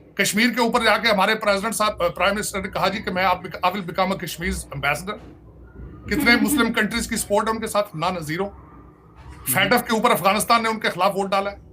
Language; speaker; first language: Urdu; non-native, local second language; Punjabi